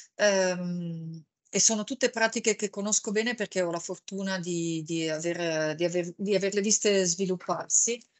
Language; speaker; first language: Italian; native; Italian